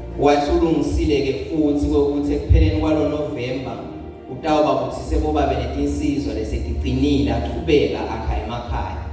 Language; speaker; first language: Zulu; non-native, local second language; Swati